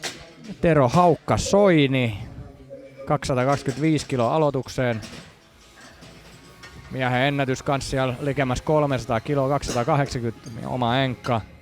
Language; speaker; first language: Finnish; native; Finnish